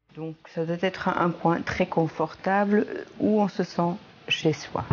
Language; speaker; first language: French; non-native, local second language; Dutch